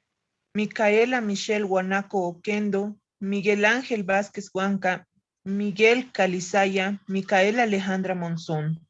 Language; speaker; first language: Spanish; native; Spanish